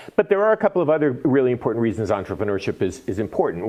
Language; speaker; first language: English; native; English